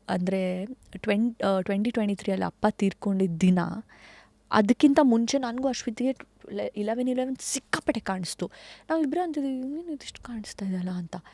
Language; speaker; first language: Kannada; non-native, local second language; Tulu